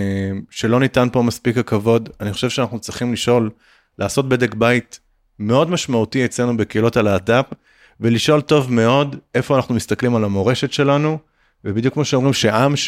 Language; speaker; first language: Hebrew; native; Hebrew